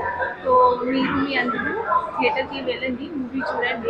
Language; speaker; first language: Telugu; non-native, learner; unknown